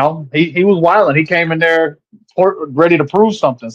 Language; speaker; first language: English; native; English